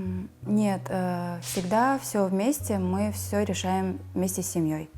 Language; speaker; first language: Russian; non-native, local second language; Kazakh